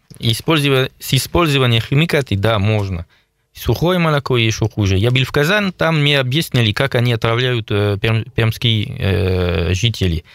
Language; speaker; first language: Russian; non-native, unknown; French